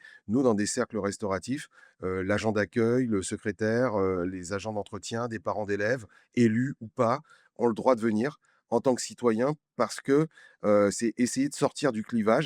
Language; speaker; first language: French; native; French